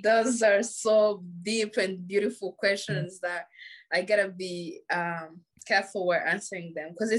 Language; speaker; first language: English; non-native, local second language; Kinyarwanda